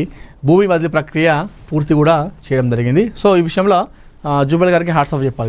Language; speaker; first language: Telugu; native; Telugu